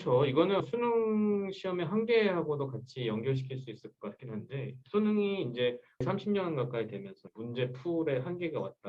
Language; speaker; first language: Korean; native; Korean